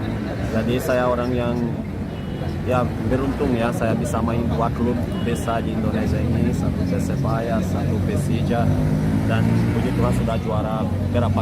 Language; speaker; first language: Indonesian; non-native, fluent; Portuguese